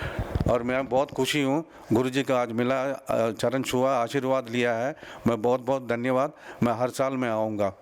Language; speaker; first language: Hindi; non-native, local second language; Tamil